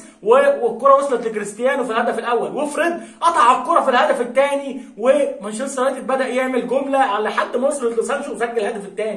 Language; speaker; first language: Arabic; native; Arabic